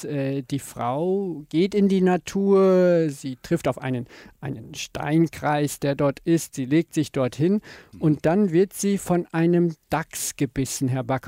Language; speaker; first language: German; native; German